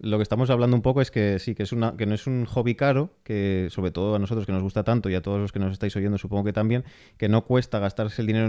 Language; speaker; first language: Spanish; native; Spanish